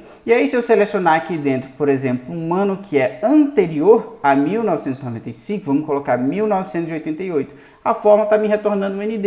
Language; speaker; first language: Portuguese; native; Portuguese